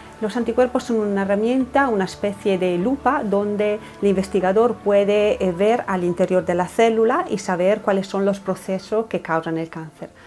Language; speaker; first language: Spanish; non-native, fluent; Italian